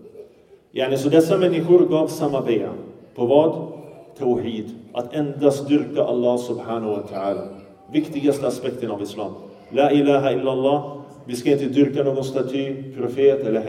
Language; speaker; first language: Swedish; early bilingual, other home language; Arabic